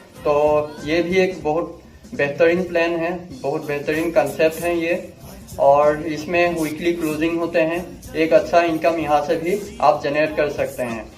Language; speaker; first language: Hindi; non-native, local second language; Assamese